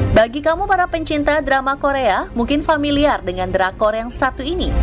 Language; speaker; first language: Indonesian; native; Indonesian